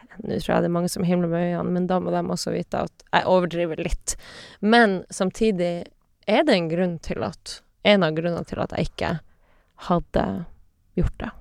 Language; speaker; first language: Norwegian; non-native, local second language; Northern Sami